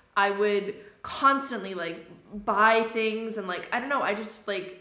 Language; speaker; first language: English; native; English